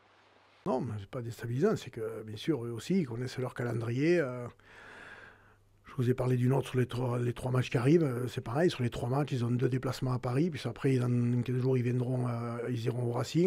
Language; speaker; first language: French; native; French